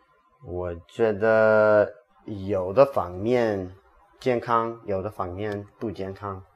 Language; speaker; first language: Chinese; non-native, learner; English